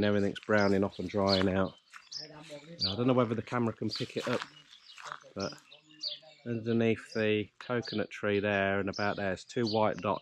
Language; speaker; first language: English; native; English